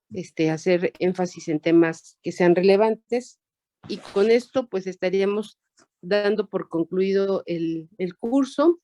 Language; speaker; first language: Spanish; native; Spanish